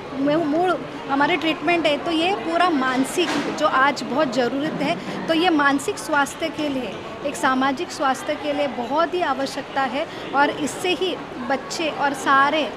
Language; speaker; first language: Hindi; non-native, local second language; Marathi